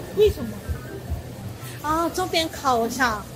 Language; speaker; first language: Chinese; non-native, learner; Korean